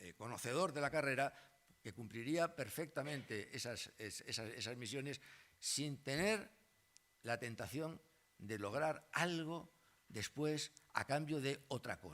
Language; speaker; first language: Spanish; native; Spanish